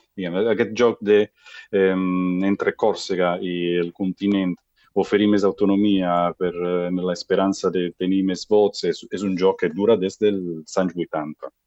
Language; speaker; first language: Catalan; non-native, local second language; Italian